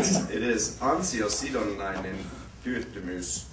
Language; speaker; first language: Finnish; non-native, fluent; English